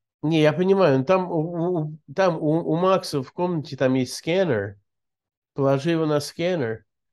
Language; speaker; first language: Russian; early bilingual, heritage; Russian